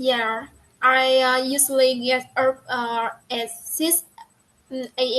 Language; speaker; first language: English; non-native, learner; Vietnamese